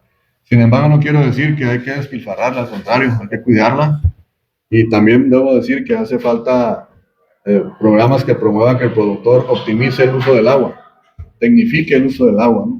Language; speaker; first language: Spanish; native; Spanish